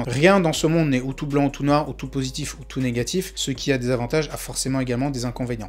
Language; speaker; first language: French; native; French